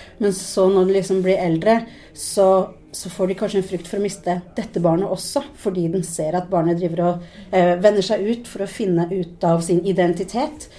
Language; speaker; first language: Norwegian; early bilingual, other home language; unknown